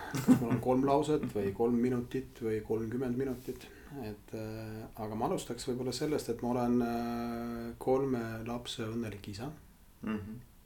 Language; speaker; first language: Estonian; non-native, local second language; Russian